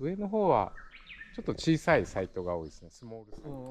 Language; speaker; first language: Japanese; native; Japanese